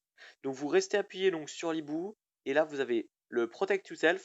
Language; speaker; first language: French; native; French